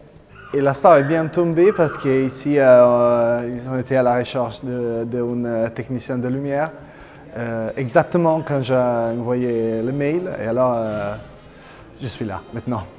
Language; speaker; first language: French; non-native, learner; Italian